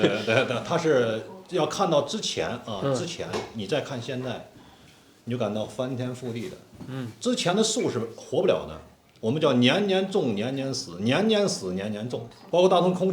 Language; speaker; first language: Chinese; native; Chinese